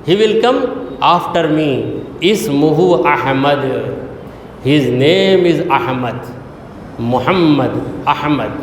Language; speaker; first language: English; non-native, local second language; Urdu